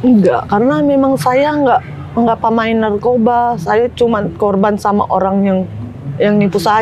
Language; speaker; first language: Indonesian; non-native, fluent; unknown